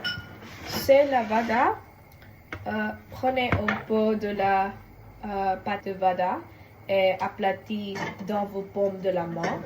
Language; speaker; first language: French; non-native, learner; Tamil